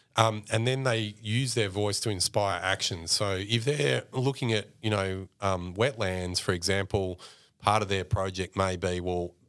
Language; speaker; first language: English; native; English